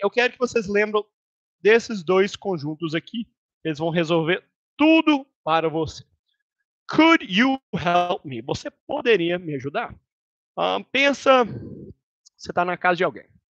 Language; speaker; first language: Portuguese; native; Portuguese